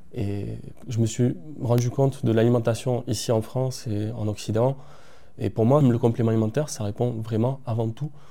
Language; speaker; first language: French; native; French